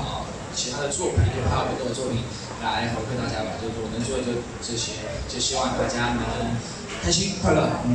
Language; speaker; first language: Chinese; native; Chinese